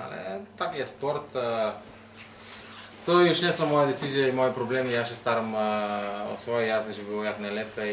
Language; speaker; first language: Polish; non-native, fluent; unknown